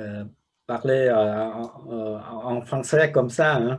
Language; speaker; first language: French; non-native, learner; Vietnamese